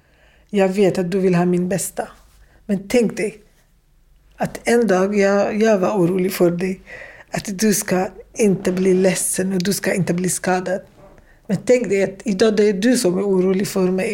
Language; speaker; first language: Swedish; non-native, fluent; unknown